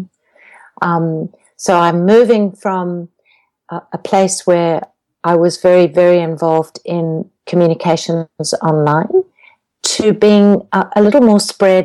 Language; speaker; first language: English; native; English